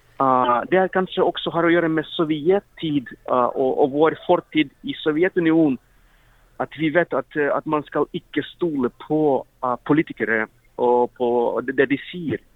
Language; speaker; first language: Norwegian; non-native, fluent; Ukrainian